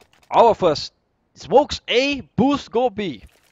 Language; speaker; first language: English; non-native, fluent; Portuguese